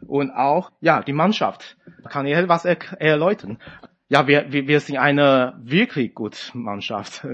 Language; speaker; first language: German; non-native, fluent; Chinese